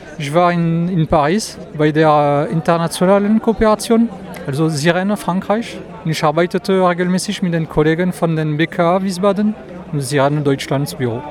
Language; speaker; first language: German; non-native, learner; French